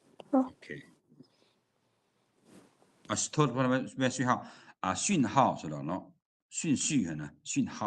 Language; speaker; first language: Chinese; non-native, fluent; Lao